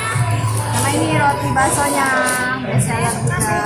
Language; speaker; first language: Indonesian; native; Indonesian